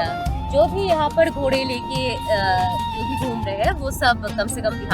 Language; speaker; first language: Hindi; native; Hindi